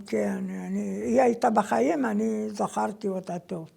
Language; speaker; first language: Hebrew; non-native, fluent; Persian